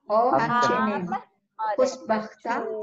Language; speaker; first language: Persian; non-native, learner; Indonesian